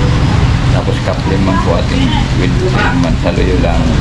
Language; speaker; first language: Filipino; non-native, local second language; Bikol